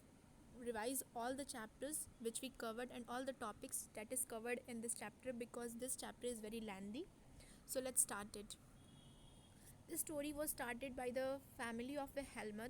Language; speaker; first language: English; non-native, local second language; Hindi